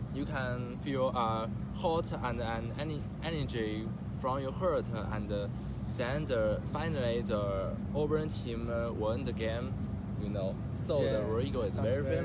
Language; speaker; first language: English; non-native, learner; Chinese